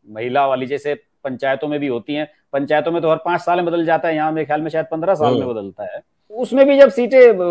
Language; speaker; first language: Hindi; native; Hindi